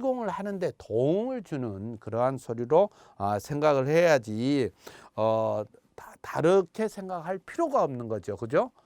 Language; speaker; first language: Korean; native; Korean